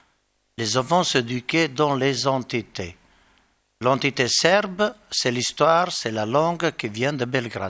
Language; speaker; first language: French; non-native, learner; Bosnian